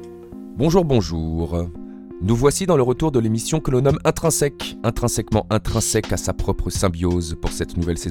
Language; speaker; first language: French; native; French